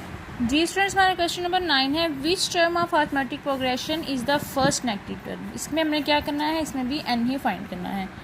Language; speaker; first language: Hindi; non-native, local second language; Punjabi